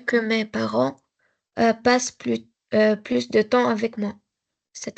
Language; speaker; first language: French; non-native, learner; Arabic